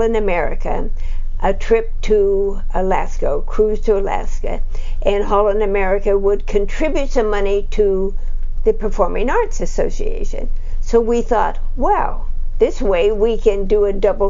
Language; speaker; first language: English; native; English